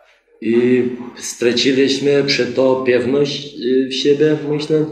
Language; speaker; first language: Polish; non-native, fluent; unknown